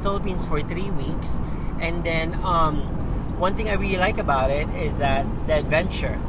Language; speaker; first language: English; early bilingual, other home language; Filipino